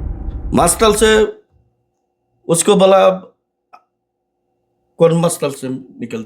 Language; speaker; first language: Hindi; non-native, learner; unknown